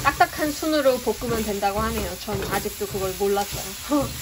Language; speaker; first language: Korean; native; Korean